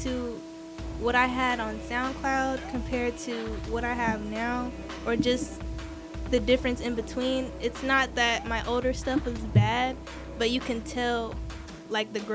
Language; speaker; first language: English; native; English